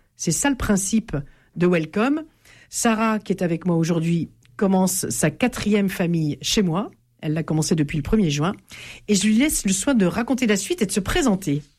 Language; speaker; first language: French; native; French